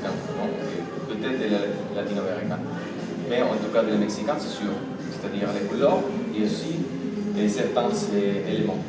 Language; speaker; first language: French; non-native, fluent; Spanish